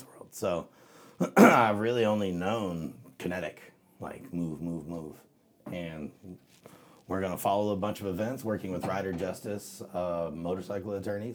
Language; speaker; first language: English; native; English